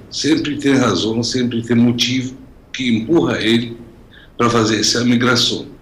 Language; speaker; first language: Portuguese; non-native, fluent; Arabic